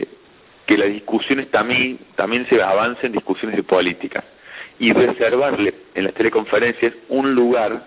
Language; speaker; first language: Spanish; native; Spanish